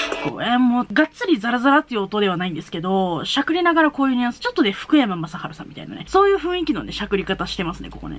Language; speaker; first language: Japanese; native; Japanese